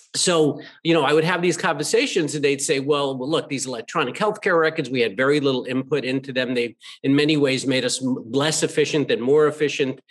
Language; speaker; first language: English; native; English